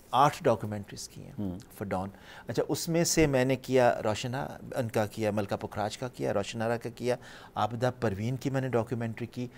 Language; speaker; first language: Urdu; native; Urdu